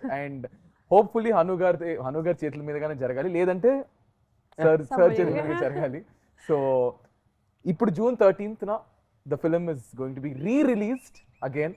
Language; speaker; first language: Telugu; native; Telugu